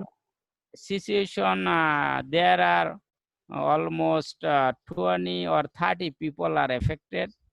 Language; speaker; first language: English; non-native, learner; Bangla